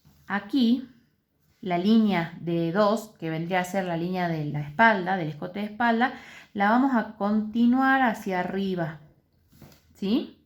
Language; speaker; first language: Spanish; native; Spanish